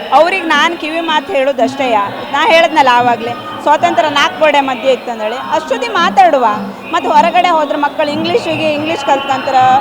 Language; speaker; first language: Kannada; native; Kannada